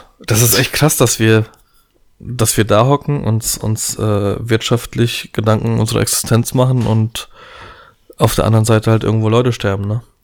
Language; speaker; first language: German; early bilingual, other home language; Polish